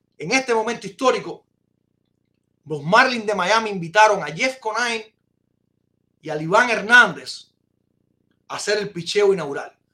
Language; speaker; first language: Spanish; native; Spanish